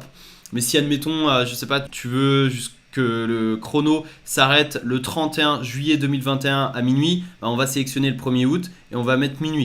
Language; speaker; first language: French; native; French